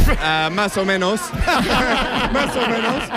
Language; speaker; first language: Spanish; non-native, learner; English